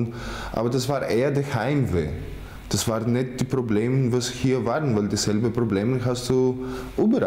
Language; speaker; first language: German; non-native, fluent; Greek